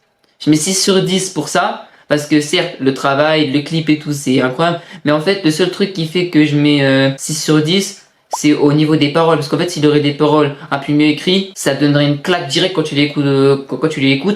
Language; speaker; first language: French; native; French